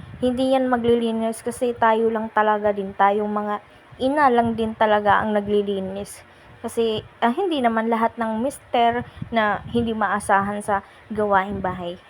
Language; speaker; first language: Filipino; non-native, local second language; Waray